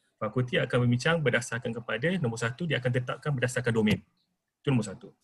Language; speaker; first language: Malay; native; Malay